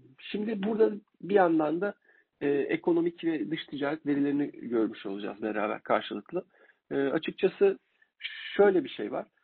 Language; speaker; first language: Turkish; native; Turkish